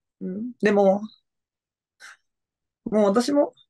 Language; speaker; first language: Japanese; native; Japanese